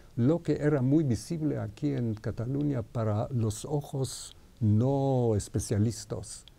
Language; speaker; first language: Spanish; non-native, fluent; Hebrew